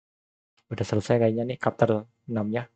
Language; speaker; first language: Indonesian; native; Indonesian